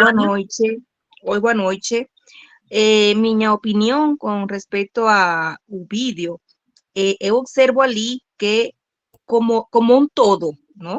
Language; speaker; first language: Portuguese; non-native, fluent; Spanish